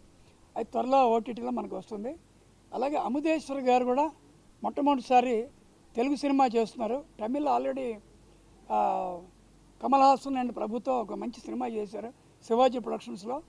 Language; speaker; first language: Telugu; native; Telugu